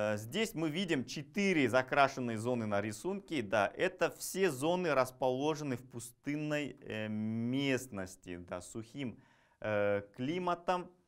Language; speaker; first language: Russian; non-native, local second language; Kazakh